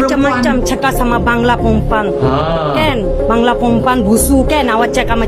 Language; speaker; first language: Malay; non-native, learner; Bangla